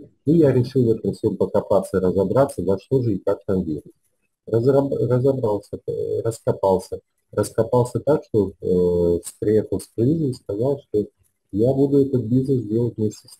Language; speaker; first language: Russian; native; Russian